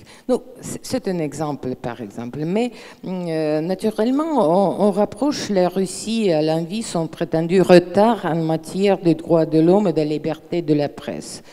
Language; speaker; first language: French; non-native, fluent; Russian